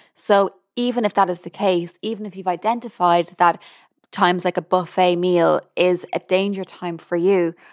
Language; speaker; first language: English; native; English